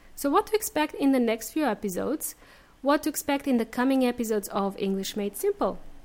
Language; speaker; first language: English; native; English